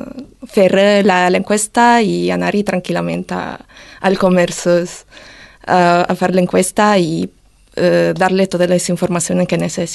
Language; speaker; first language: Catalan; non-native, learner; Italian